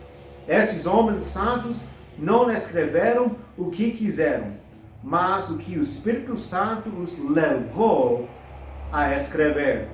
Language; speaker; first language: Portuguese; non-native, fluent; English